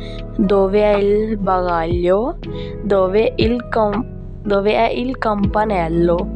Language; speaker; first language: Italian; non-native, learner; Urdu